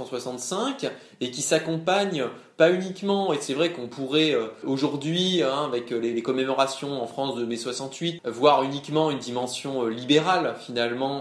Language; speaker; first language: French; native; French